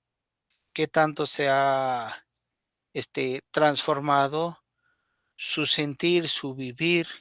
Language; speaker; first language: Spanish; native; Spanish